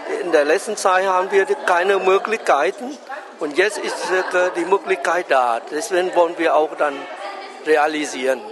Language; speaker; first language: German; non-native, fluent; Vietnamese